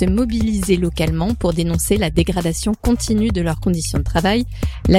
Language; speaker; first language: French; native; French